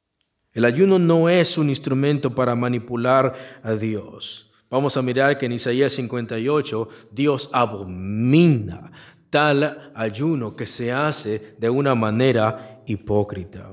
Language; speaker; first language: Spanish; native; Spanish